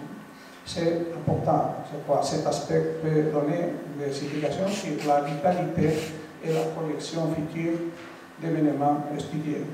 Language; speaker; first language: French; non-native, fluent; Spanish